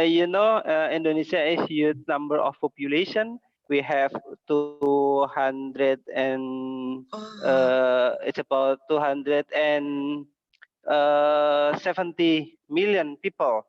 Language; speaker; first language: English; non-native, learner; Indonesian